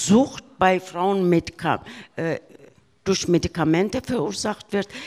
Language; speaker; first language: German; early bilingual, other home language; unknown